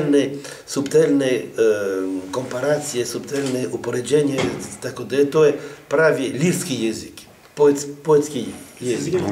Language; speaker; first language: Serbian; non-native, fluent; French